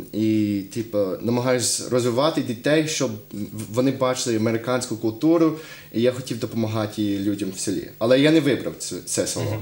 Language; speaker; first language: Ukrainian; non-native, fluent; English